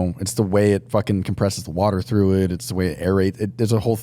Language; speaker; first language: English; native; English